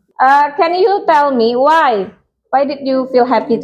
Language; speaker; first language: English; non-native, local second language; Indonesian